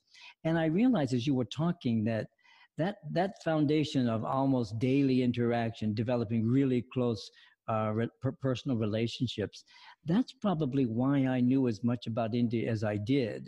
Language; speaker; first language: English; native; English